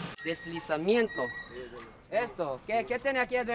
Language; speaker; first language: Spanish; non-native, fluent; English